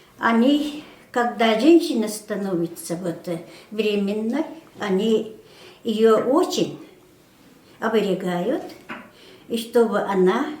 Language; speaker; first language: Russian; non-native, local second language; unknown